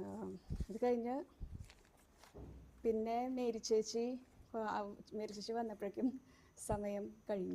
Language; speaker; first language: Malayalam; native; Malayalam